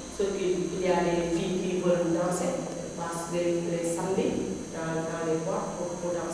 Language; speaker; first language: French; non-native, learner; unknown